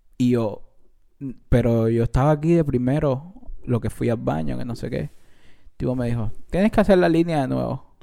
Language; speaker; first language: Spanish; native; Spanish